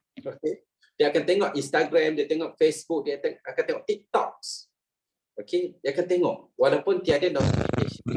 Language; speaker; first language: Malay; native; Malay